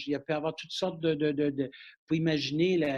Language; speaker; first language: French; native; French